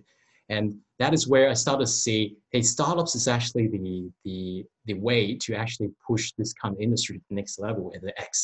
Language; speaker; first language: English; non-native, local second language; Cantonese